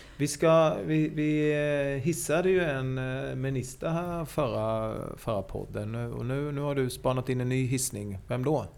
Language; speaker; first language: Swedish; native; Swedish